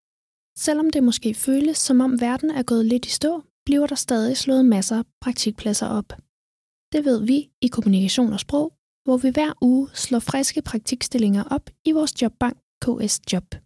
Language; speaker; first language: Danish; native; Danish